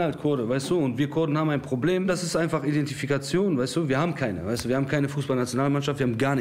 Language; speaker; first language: German; early bilingual, other home language; Kurdish